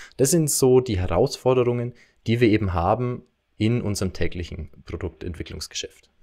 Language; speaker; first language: German; native; German